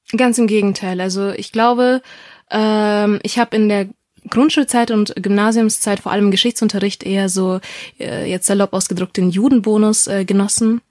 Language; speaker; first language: German; non-native, local second language; Russian